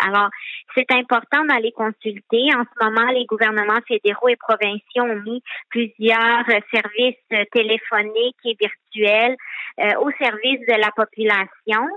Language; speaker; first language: French; native; French